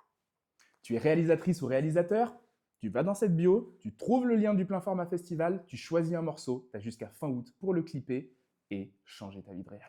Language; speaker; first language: French; native; French